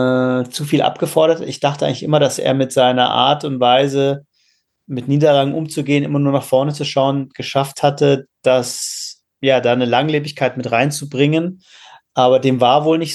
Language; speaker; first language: German; native; German